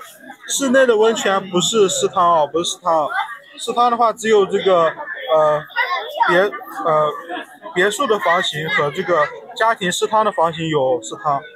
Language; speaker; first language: Chinese; native; Chinese